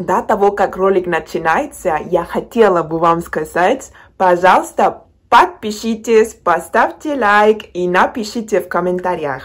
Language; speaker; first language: Russian; non-native, fluent; Spanish